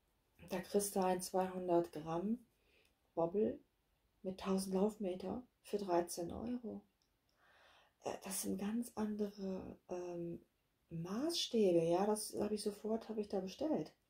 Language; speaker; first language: German; native; German